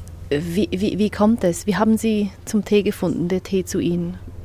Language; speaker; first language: German; native; German